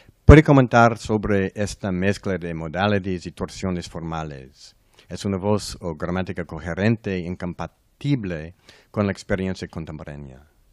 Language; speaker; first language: Spanish; non-native, learner; English